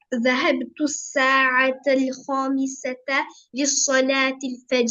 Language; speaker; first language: Arabic; non-native, learner; Albanian